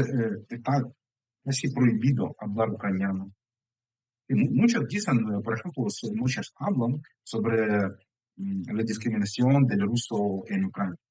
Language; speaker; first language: Spanish; non-native, fluent; Ukrainian